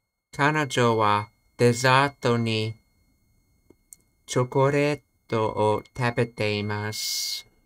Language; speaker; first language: Japanese; non-native, learner; English